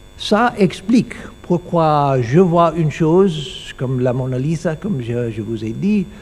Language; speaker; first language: French; non-native, learner; English